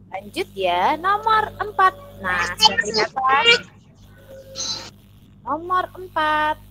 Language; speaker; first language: Indonesian; native; Indonesian